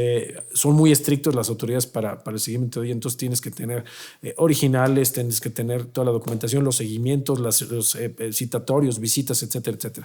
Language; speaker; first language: Spanish; native; Spanish